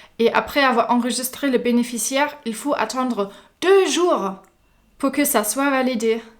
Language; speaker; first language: French; non-native, fluent; German